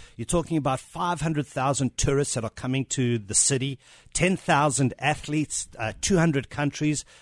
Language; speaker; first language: English; native; English